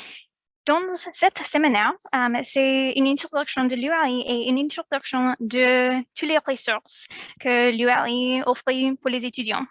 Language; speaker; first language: French; non-native, learner; English